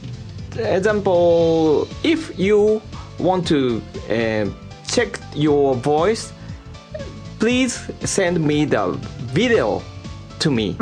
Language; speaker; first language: English; non-native, learner; Japanese